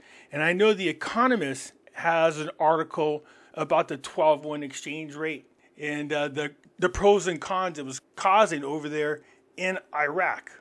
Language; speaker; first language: English; native; English